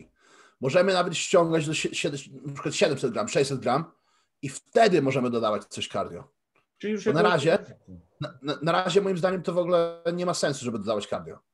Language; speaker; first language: Polish; early bilingual, heritage; Polish